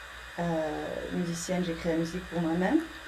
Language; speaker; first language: French; early bilingual, heritage; English